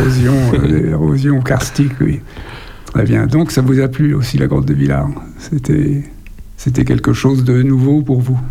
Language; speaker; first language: French; native; French